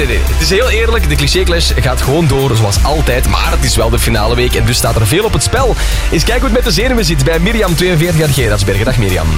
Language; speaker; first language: Dutch; native; Dutch